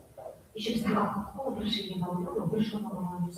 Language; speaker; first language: Russian; non-native, local second language; Kazakh